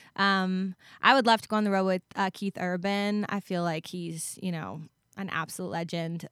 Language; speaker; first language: English; native; English